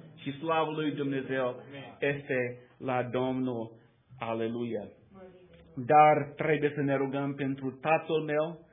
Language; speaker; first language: Romanian; non-native, learner; English